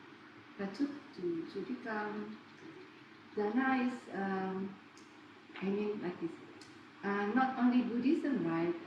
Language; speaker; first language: English; non-native, learner; Indonesian